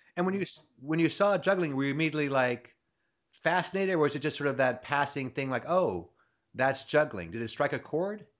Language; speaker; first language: English; native; English